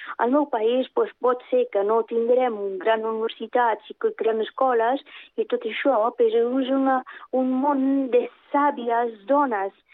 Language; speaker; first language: Catalan; non-native, fluent; Persian